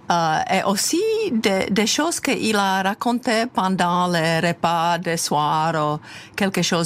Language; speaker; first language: French; non-native, fluent; Czech